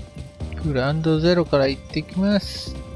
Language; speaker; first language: Japanese; native; Japanese